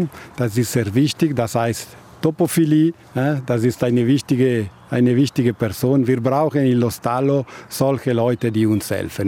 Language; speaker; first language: German; non-native, local second language; Italian